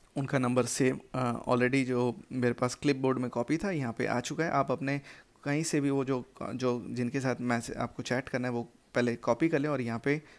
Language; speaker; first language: Hindi; native; Hindi